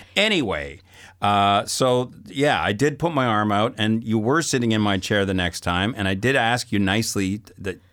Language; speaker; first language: English; native; English